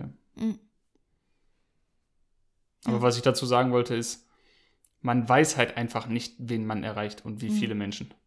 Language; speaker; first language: German; native; German